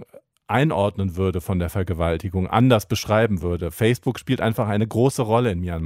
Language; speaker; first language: German; native; German